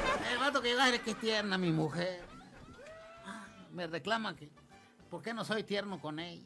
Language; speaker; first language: Spanish; native; Spanish